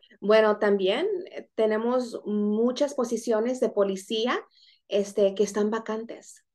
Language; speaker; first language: Spanish; native; Spanish